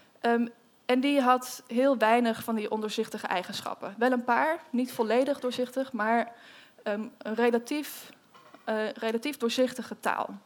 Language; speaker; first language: Dutch; native; Dutch